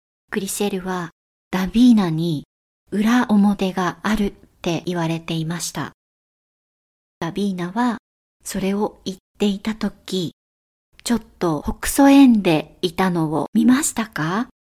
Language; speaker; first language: Japanese; native; Japanese